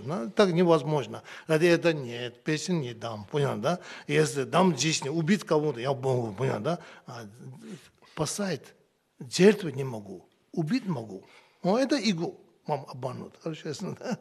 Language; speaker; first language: Russian; non-native, learner; Tibetan